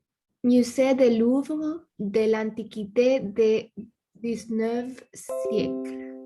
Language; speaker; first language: French; non-native, learner; Spanish